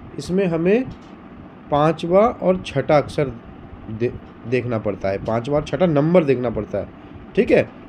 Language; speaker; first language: Hindi; native; Hindi